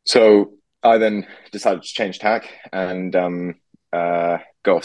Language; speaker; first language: English; native; English